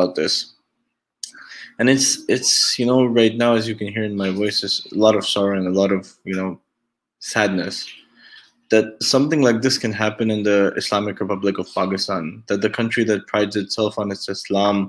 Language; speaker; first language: English; native; English